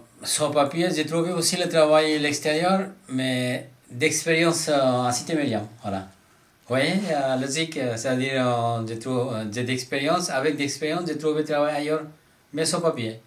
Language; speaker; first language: French; non-native, learner; Bangla